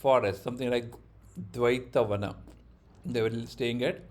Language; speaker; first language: English; non-native, local second language; Kannada